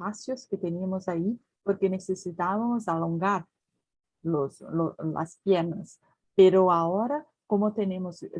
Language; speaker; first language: Spanish; non-native, learner; Portuguese